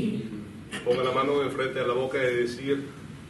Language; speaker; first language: Spanish; non-native, fluent; English